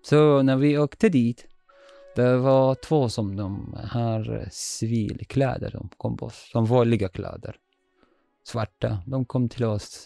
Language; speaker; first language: Swedish; non-native, learner; Arabic